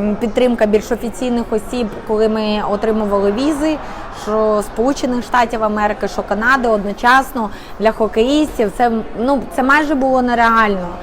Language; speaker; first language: Ukrainian; native; Ukrainian